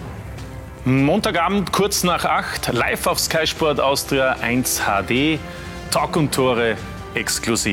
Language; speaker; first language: German; native; German